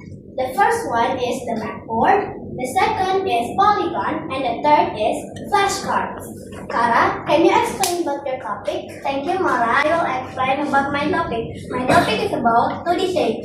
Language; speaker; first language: English; non-native, learner; Indonesian